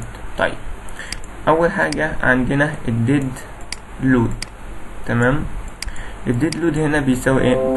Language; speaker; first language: Arabic; native; Arabic